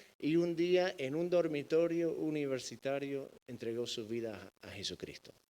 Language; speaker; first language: Spanish; non-native, fluent; English